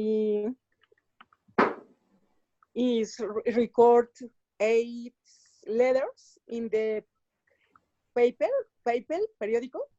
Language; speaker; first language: English; non-native, learner; Spanish